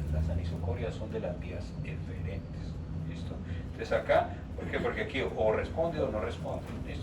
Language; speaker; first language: Spanish; native; Spanish